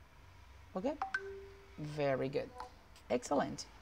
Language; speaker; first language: English; non-native, fluent; Spanish